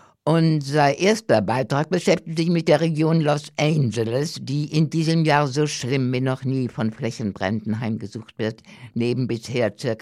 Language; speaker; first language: German; native; German